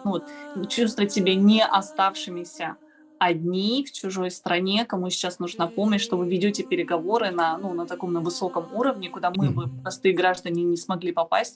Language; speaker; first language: Russian; native; Russian